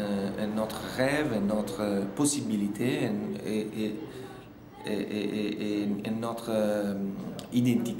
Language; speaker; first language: French; non-native, fluent; Italian